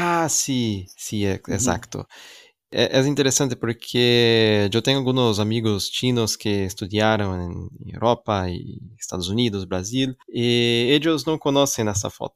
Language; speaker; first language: Spanish; non-native, learner; Portuguese